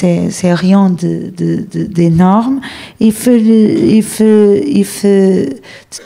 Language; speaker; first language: French; non-native, fluent; Portuguese